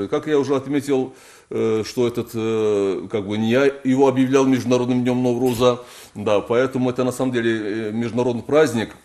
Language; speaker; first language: Russian; non-native, local second language; Azerbaijani